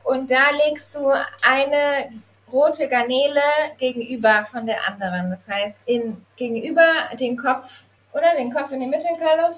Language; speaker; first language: German; native; German